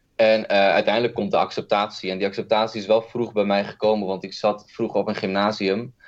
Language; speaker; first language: Dutch; early bilingual, other home language; Kurdish